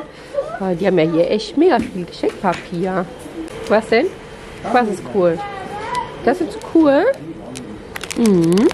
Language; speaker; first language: German; native; German